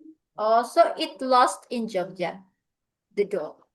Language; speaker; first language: English; non-native, fluent; Indonesian